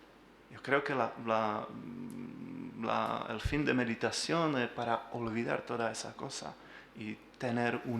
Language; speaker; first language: Spanish; non-native, learner; Czech